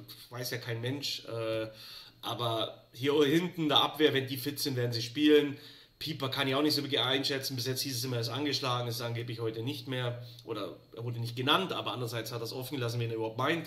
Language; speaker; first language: German; native; German